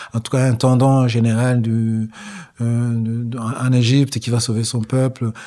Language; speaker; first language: French; non-native, local second language; Kinyarwanda